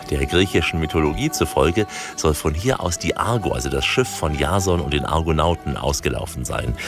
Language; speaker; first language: German; native; German